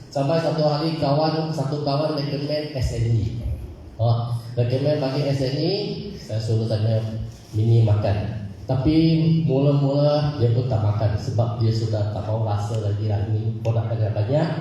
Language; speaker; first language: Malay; non-native, local second language; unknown